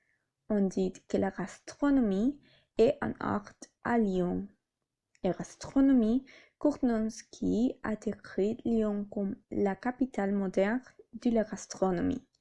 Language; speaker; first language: French; non-native, learner; Spanish